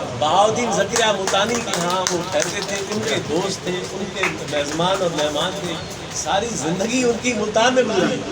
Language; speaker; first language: Urdu; non-native, local second language; Sindhi